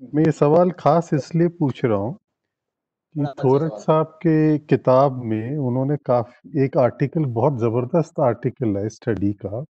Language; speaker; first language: Hindi; non-native, local second language; Tamil